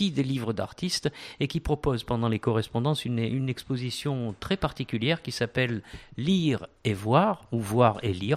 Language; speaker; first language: French; native; French